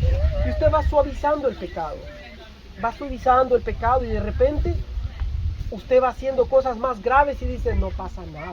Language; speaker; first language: Spanish; native; Spanish